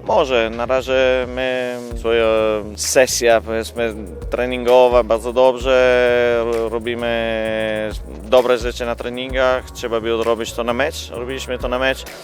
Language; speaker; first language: Polish; non-native, fluent; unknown